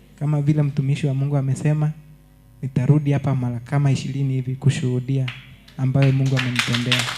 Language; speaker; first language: Swahili; non-native, local second language; Meru